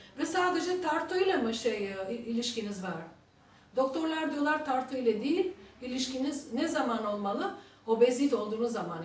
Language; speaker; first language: Turkish; non-native, fluent; Albanian